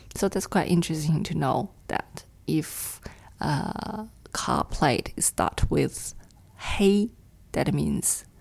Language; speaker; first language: English; non-native, fluent; Chinese